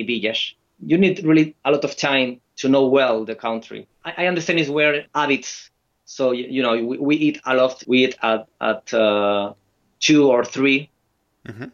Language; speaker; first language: English; non-native, fluent; Spanish